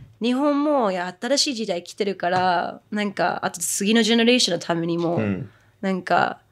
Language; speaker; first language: Japanese; early bilingual, heritage; Japanese